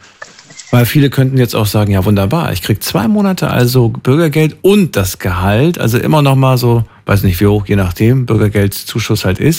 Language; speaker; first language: German; native; German